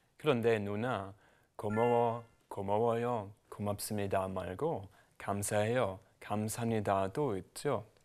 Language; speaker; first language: Korean; non-native, learner; German